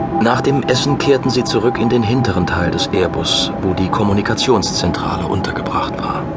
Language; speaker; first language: German; native; German